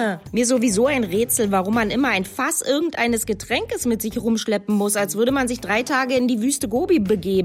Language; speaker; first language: German; native; German